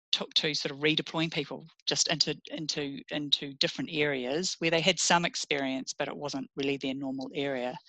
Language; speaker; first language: English; native; English